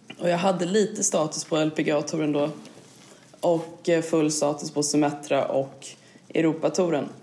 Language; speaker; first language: Swedish; native; Swedish